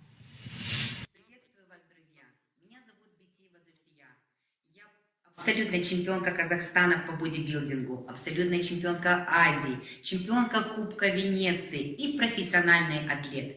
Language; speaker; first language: Russian; native; Russian